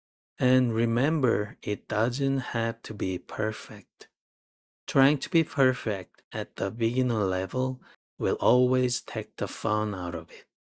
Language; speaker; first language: English; non-native, fluent; Korean